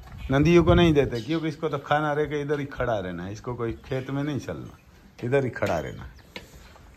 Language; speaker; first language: Hindi; non-native, local second language; Gujarati